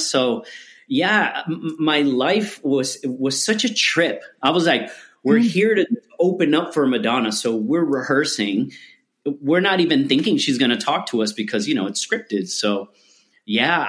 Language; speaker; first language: English; early bilingual, other home language; Spanish